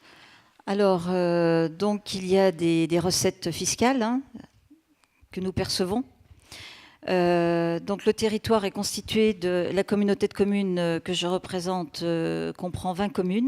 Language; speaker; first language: French; native; French